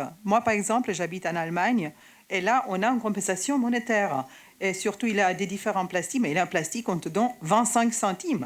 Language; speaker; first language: French; non-native, fluent; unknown